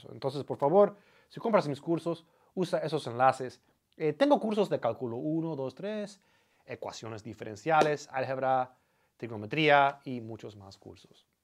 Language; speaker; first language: Spanish; non-native, fluent; English